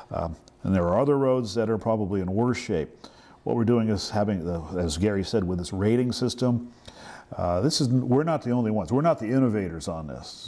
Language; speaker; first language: English; native; English